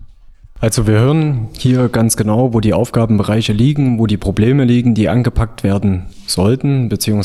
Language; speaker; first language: German; native; German